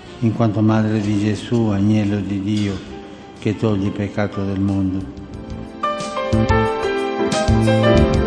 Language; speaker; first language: Italian; early bilingual, heritage; Spanish